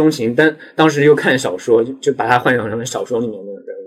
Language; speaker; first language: Chinese; native; Chinese